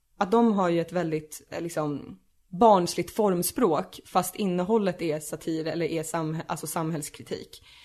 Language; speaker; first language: Swedish; native; Swedish